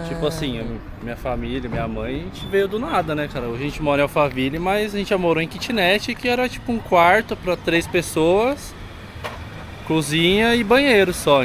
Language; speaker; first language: Portuguese; native; Portuguese